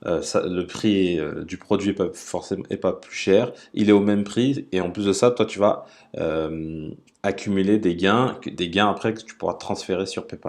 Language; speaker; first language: French; native; French